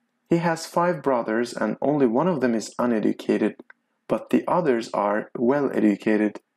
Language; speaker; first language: English; non-native, fluent; Azerbaijani